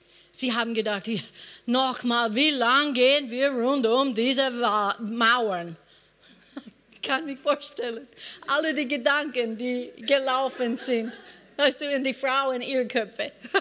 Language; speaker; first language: German; non-native, fluent; English